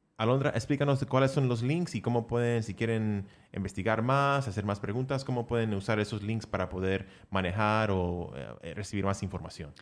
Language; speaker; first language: Spanish; early bilingual, heritage; Spanish